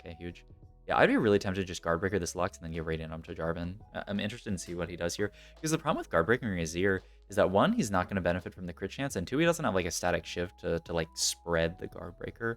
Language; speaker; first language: English; native; English